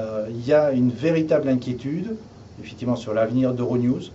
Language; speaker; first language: French; native; French